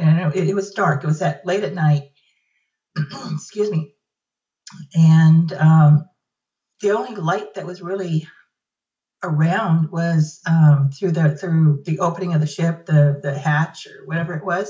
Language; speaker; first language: English; native; English